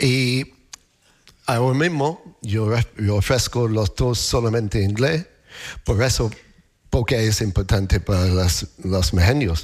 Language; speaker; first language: Spanish; non-native, fluent; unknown